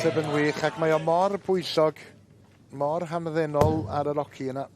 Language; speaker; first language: Welsh; native; Welsh